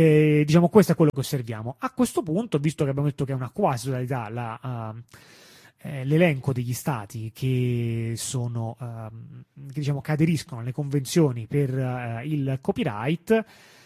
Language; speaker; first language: Italian; native; Italian